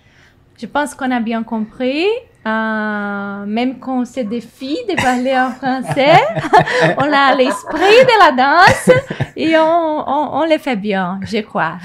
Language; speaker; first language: French; non-native, fluent; Portuguese